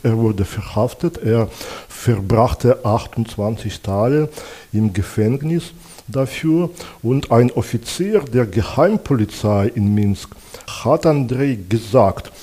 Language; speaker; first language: German; non-native, fluent; Belarusian